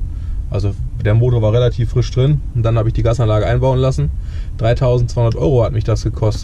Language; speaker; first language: German; native; German